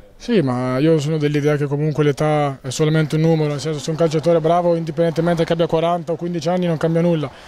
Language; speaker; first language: Italian; native; Italian